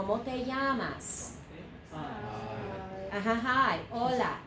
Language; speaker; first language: Spanish; non-native, fluent; English